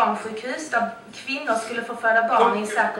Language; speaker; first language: Swedish; native; Swedish